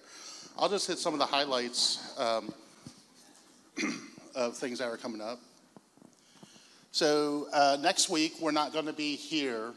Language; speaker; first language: English; native; English